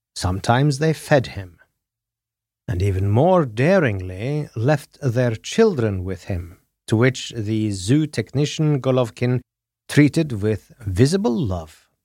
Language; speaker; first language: English; non-native, fluent; Norwegian